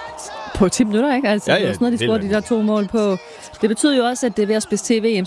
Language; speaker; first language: Danish; native; Danish